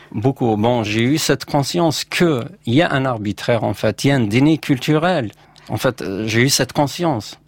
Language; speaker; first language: French; non-native, local second language; Kabyle